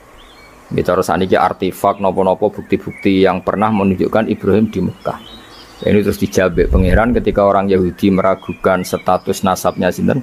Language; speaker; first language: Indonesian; non-native, local second language; Javanese